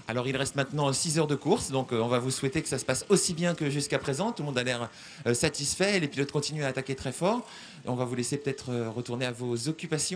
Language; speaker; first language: French; native; French